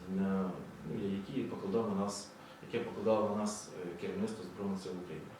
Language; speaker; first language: Ukrainian; native; Ukrainian